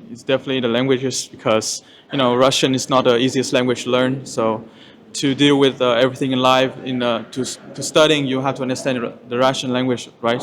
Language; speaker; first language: English; non-native, fluent; Vietnamese